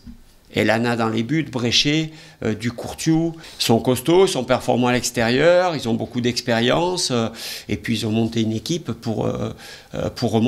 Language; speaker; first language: French; native; French